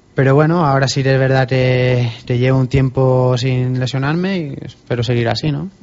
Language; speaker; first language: Spanish; native; Spanish